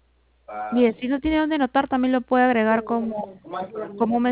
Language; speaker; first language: Spanish; native; Spanish